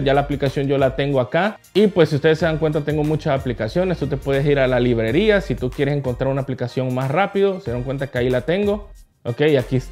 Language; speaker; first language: Spanish; native; Spanish